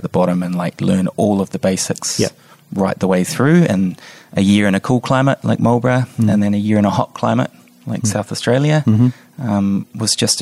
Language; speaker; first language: English; native; English